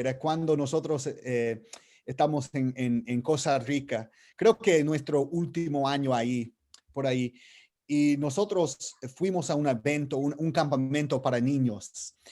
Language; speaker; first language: Spanish; non-native, fluent; English